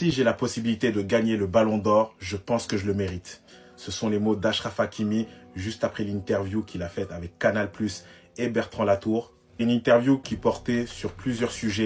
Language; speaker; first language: French; native; French